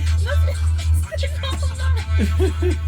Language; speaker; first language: French; non-native, fluent; German